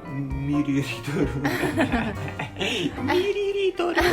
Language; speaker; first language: Japanese; non-native, learner; Serbian